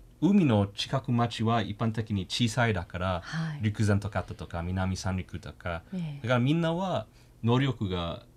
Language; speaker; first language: Japanese; non-native, fluent; English